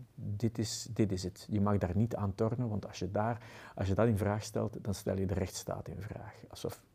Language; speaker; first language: Dutch; native; Dutch